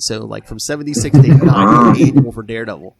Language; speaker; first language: English; native; English